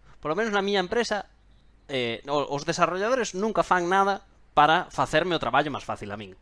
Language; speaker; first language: Galician; non-native, local second language; Spanish